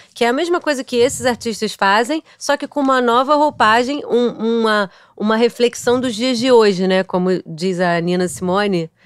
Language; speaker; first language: Portuguese; native; Portuguese